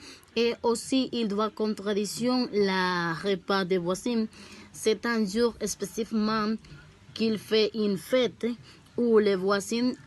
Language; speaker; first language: French; non-native, learner; Spanish